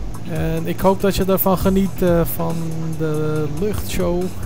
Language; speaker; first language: Dutch; early bilingual, other home language; Turkish